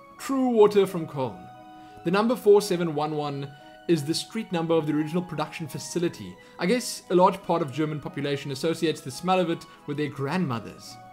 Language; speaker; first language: English; native; English